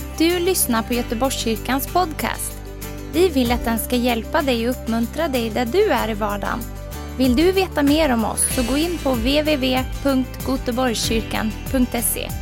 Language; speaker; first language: Swedish; native; Swedish